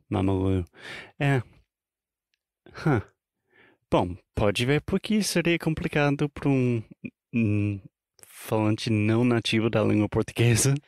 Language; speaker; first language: Portuguese; non-native, fluent; English